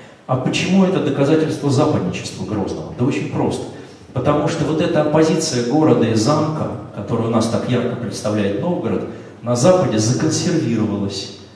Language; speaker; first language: Russian; native; Russian